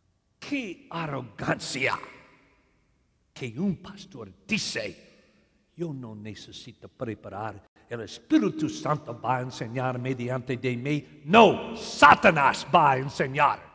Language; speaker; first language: Spanish; non-native, learner; English